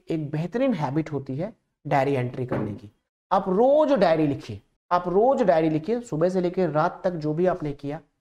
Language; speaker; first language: Hindi; native; Hindi